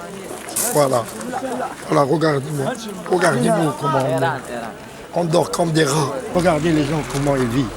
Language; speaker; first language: French; non-native, local second language; Arabic